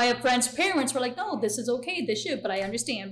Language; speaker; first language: English; early bilingual, other home language; Gujarati